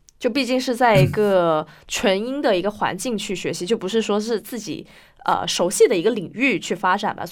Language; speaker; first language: Chinese; native; Chinese